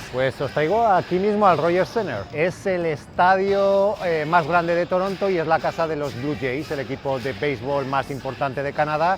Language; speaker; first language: Spanish; native; Spanish